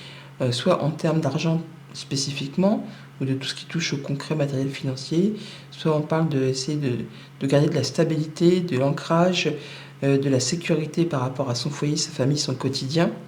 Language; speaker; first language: French; native; French